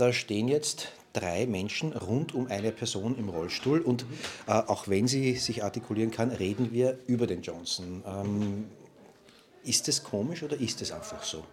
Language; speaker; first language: German; native; German